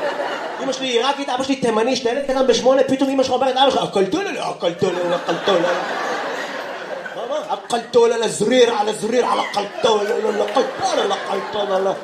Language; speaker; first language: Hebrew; native; Hebrew